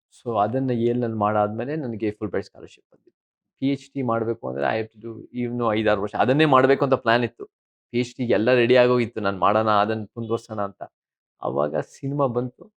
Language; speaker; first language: Kannada; early bilingual, heritage; Kannada